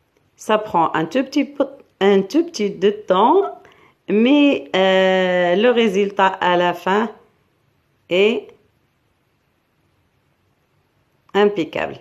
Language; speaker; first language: French; non-native, local second language; Arabic